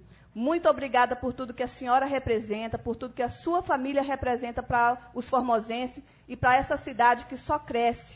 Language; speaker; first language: Portuguese; native; Portuguese